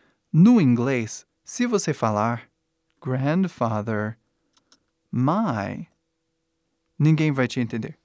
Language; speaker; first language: Portuguese; non-native, fluent; English